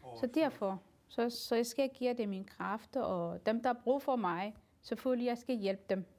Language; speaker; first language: Danish; non-native, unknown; Somali